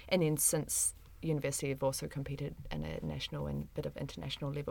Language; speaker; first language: English; native; English